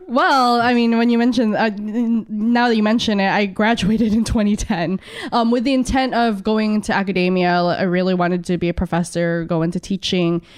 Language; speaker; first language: English; early bilingual, other home language; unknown